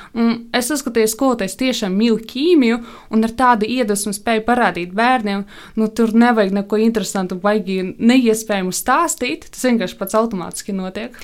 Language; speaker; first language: Latvian; non-native, local second language; Russian